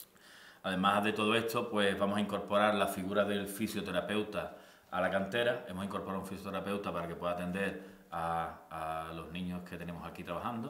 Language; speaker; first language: Spanish; native; Spanish